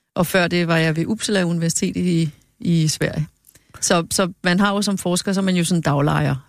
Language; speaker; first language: Danish; native; Danish